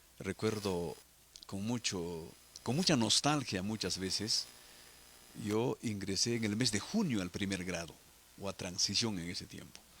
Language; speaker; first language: Spanish; non-native, local second language; Quechua